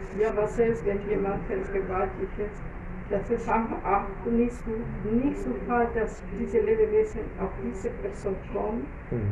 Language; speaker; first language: German; non-native, fluent; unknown